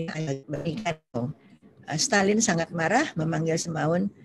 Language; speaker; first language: Indonesian; native; Indonesian